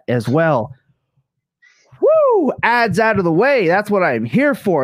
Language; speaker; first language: English; native; English